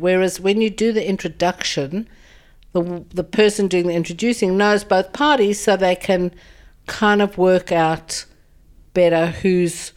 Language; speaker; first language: English; native; English